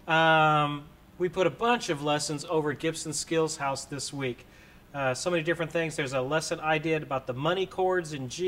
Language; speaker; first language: English; native; English